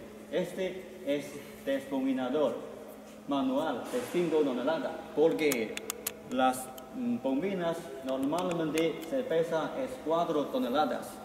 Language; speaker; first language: Spanish; non-native, learner; Chinese